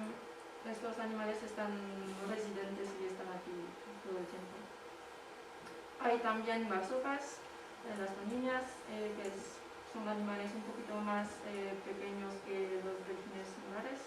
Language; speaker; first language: Spanish; non-native, fluent; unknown